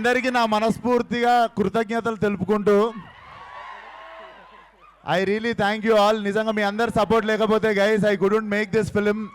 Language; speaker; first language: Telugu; native; Telugu